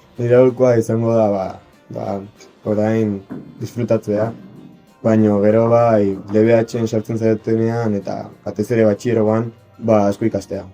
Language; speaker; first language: Basque; non-native, local second language; Spanish